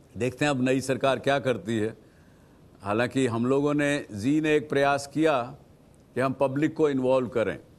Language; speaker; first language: Hindi; native; Hindi